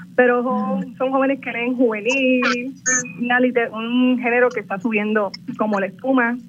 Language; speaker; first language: Spanish; native; Spanish